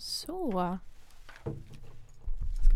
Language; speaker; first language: Swedish; early bilingual, other home language; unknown